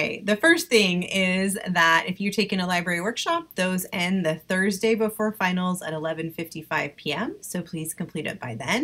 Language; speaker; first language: English; native; English